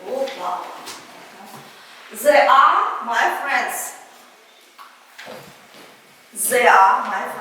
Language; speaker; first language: English; non-native, learner; Kazakh